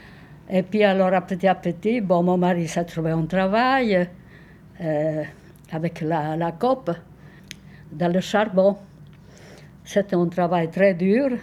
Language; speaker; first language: French; non-native, fluent; Sicilian